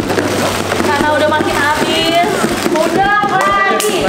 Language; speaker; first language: Indonesian; native; Indonesian